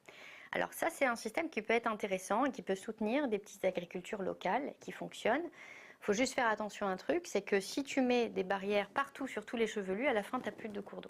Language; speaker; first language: French; native; French